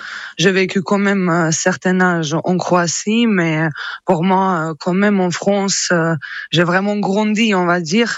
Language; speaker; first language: French; non-native, fluent; Croatian